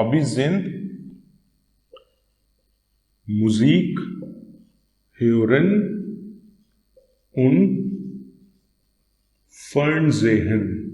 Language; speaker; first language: German; non-native, fluent; Hindi